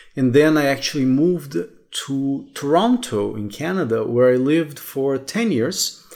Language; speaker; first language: English; non-native, fluent; Portuguese